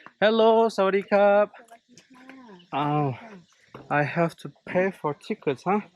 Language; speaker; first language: English; non-native, learner; Turkish